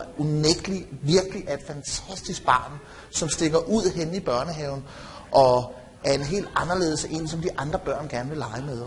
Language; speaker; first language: Danish; native; Danish